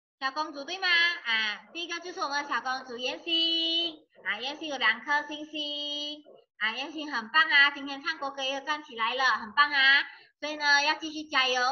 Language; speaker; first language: Chinese; native; Chinese